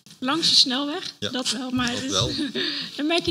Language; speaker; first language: Dutch; native; Dutch